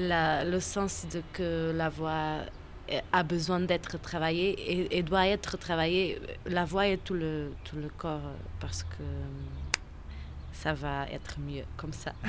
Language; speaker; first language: French; non-native, fluent; Portuguese